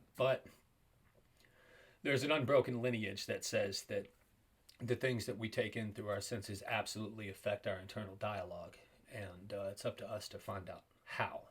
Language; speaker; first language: English; native; English